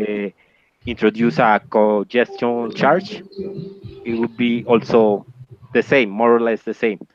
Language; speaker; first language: English; non-native, learner; Spanish